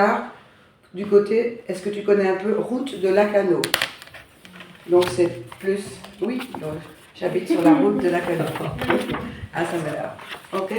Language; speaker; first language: French; native; French